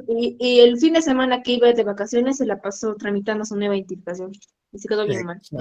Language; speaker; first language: Spanish; native; Spanish